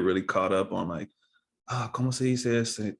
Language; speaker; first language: Spanish; non-native, fluent; English